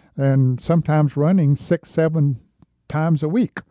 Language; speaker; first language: English; native; English